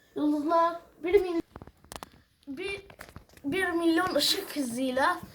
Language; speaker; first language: Turkish; non-native, fluent; Arabic